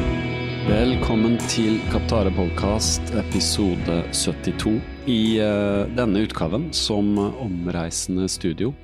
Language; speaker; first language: Norwegian; native; Norwegian